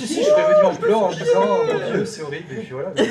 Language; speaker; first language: French; native; French